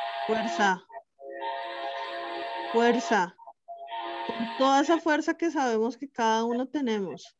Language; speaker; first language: Spanish; native; Spanish